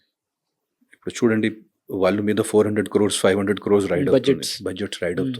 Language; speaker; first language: Telugu; non-native, fluent; Hindi